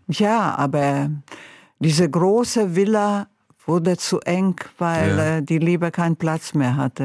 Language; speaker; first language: German; non-native, fluent; Croatian